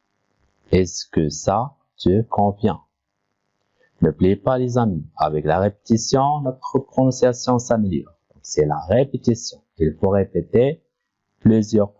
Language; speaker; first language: French; non-native, local second language; Arabic